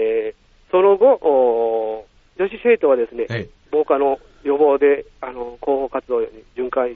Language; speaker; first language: Japanese; native; Japanese